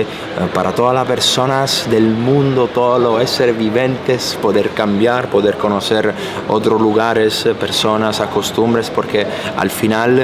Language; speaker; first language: Spanish; non-native, fluent; Italian